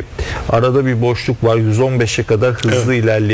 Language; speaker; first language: Turkish; native; Turkish